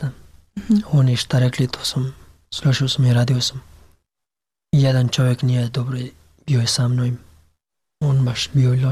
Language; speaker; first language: Serbian; non-native, learner; Pashto